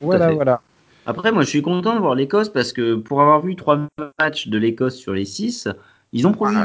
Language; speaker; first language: French; native; French